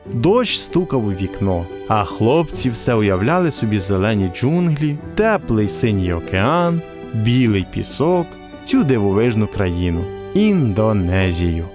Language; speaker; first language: Ukrainian; native; Ukrainian